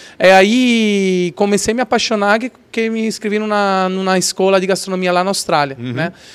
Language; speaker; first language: Portuguese; non-native, fluent; Italian